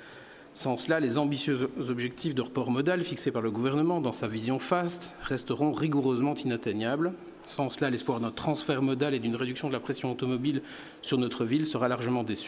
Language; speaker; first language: French; native; French